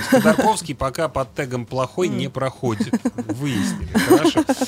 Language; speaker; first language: Russian; native; Russian